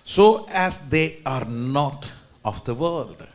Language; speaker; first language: English; non-native, local second language; Tamil